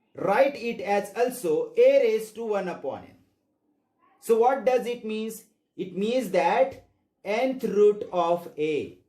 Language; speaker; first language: English; non-native, local second language; Marathi